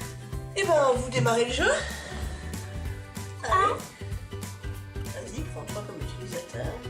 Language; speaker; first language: French; native; French